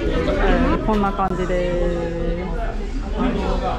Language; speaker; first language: Japanese; non-native, fluent; Korean